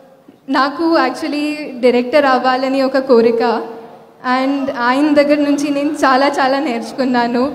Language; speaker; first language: Telugu; non-native, fluent; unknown